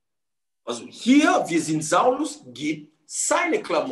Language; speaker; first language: German; non-native, fluent; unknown